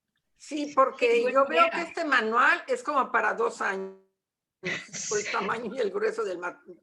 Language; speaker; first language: Spanish; native; Spanish